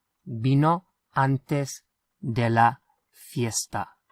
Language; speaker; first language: Spanish; non-native, fluent; English